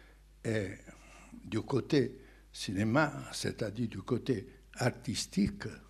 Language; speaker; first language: French; non-native, fluent; Portuguese